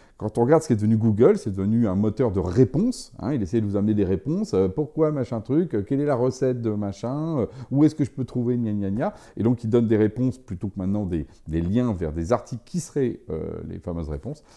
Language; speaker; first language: French; native; French